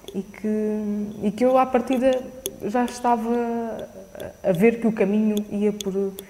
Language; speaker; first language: Portuguese; native; Portuguese